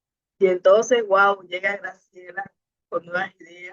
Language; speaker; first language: Spanish; native; Spanish